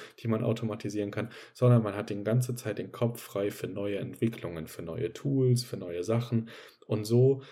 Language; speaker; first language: German; native; German